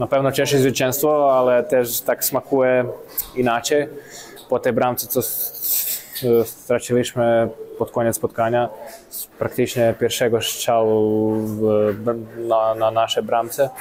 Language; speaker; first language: Polish; non-native, fluent; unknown